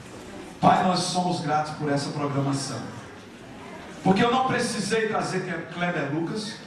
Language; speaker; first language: Portuguese; native; Portuguese